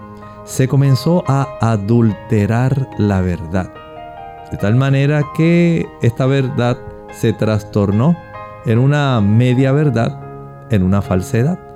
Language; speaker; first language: Spanish; native; Spanish